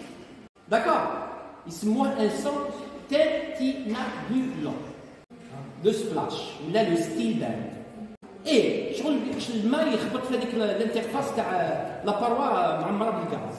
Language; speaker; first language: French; non-native, local second language; Arabic